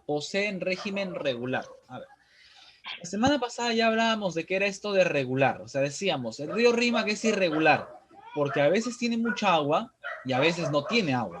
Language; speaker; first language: Spanish; native; Spanish